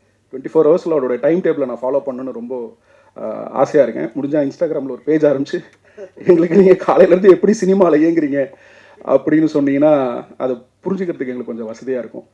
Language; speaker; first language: Tamil; native; Tamil